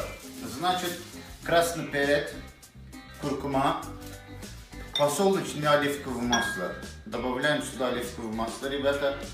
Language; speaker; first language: Russian; non-native, local second language; Azerbaijani